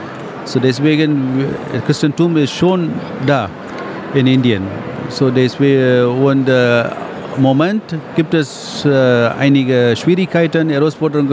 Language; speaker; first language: German; non-native, fluent; Tamil